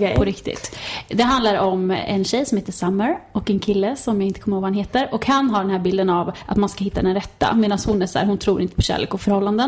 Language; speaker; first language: Swedish; native; Swedish